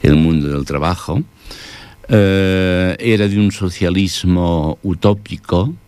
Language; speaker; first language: Spanish; non-native, local second language; Catalan